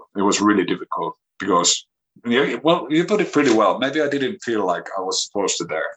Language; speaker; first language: English; non-native, fluent; Finnish